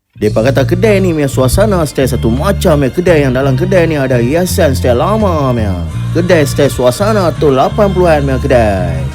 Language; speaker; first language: Malay; native; Malay